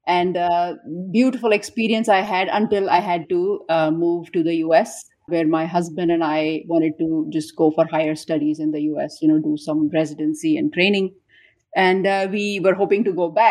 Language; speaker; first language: English; non-native, local second language; Urdu